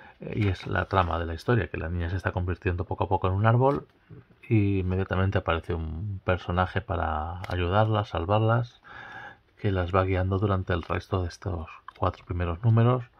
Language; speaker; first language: Spanish; native; Spanish